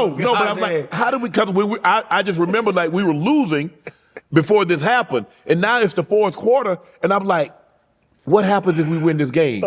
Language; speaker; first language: English; native; English